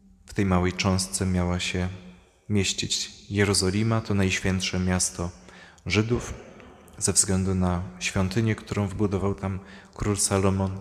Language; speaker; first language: Polish; native; Polish